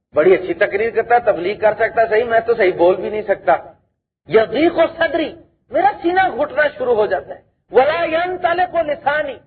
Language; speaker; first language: Urdu; non-native, local second language; Punjabi